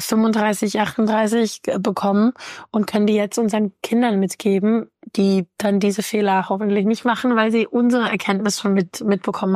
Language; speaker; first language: German; native; German